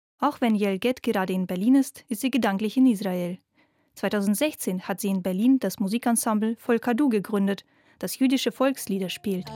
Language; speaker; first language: German; native; German